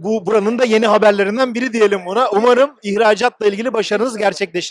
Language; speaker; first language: Turkish; native; Turkish